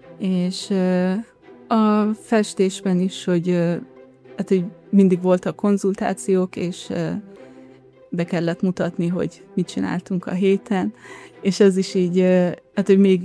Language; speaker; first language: Hungarian; early bilingual, other home language; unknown